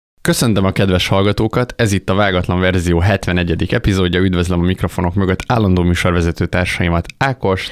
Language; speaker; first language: Hungarian; native; Hungarian